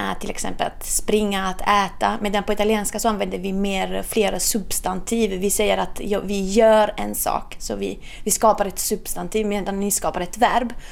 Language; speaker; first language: Swedish; non-native, fluent; Italian